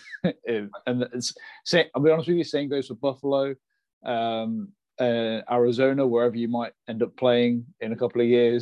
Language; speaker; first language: English; native; English